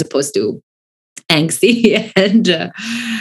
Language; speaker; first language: English; non-native, fluent; Italian